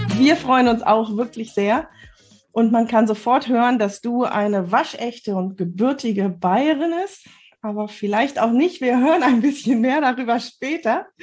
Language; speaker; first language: German; native; German